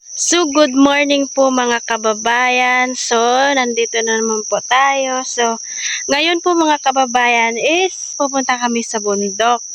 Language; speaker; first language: Filipino; non-native, local second language; Cebuano